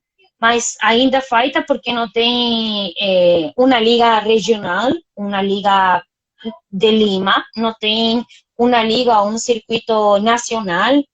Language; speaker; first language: Portuguese; non-native, fluent; Spanish